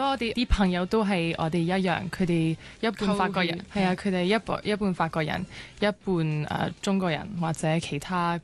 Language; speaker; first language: Cantonese; non-native, local second language; French